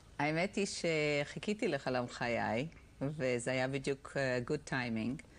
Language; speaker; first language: Hebrew; native; Hebrew